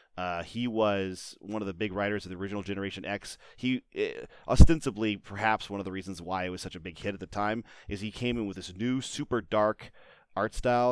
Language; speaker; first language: English; native; English